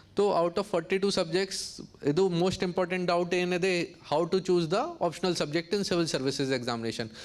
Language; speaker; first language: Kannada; non-native, learner; Hindi